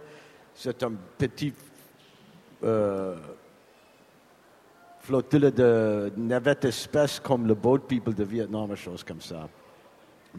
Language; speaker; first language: French; non-native, learner; English